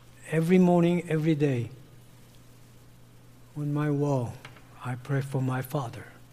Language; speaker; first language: English; non-native, fluent; Korean